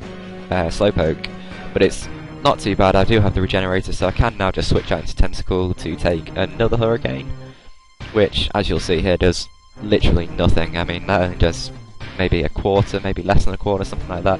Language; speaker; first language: English; native; English